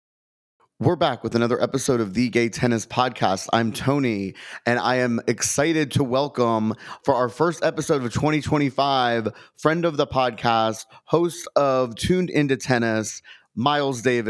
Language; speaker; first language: English; native; English